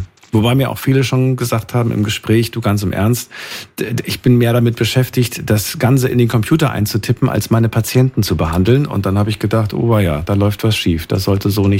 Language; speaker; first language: German; native; German